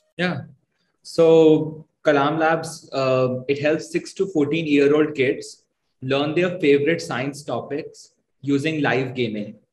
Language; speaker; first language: English; non-native, local second language; Hindi